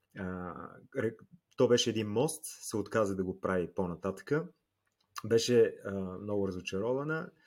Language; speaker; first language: Bulgarian; native; Bulgarian